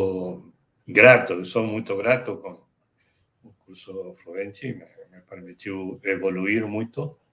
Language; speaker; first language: Portuguese; non-native, fluent; Spanish